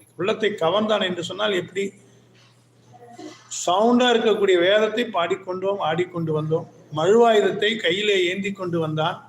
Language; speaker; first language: Tamil; native; Tamil